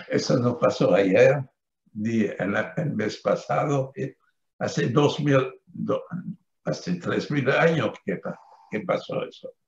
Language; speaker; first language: Spanish; non-native, fluent; French